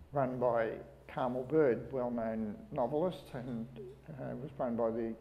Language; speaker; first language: English; native; English